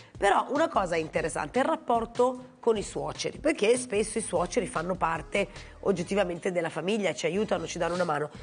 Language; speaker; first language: Italian; native; Italian